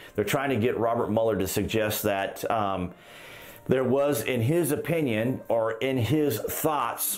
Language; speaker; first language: English; native; English